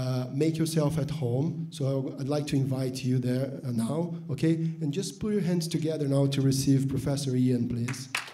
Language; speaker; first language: English; non-native, fluent; Portuguese